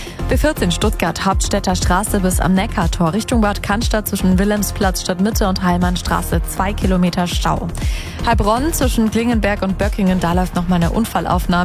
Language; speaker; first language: German; native; German